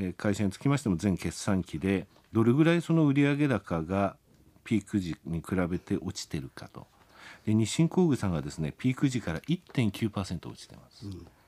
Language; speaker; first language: Japanese; native; Japanese